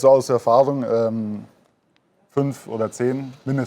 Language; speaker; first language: German; native; German